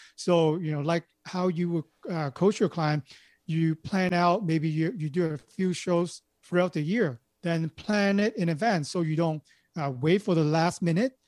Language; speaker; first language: English; non-native, local second language; Cantonese